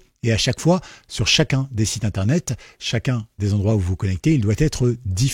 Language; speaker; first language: French; native; French